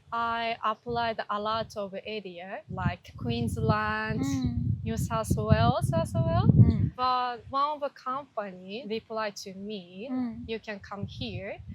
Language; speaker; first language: English; non-native, learner; Japanese